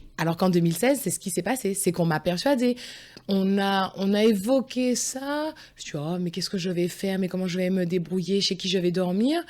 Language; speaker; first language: French; early bilingual, other home language; Guadeloupean Creole French